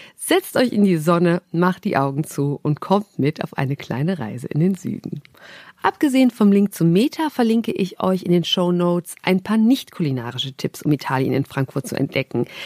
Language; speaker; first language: German; native; German